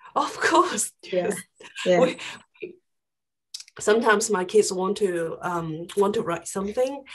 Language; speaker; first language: English; non-native, local second language; Cantonese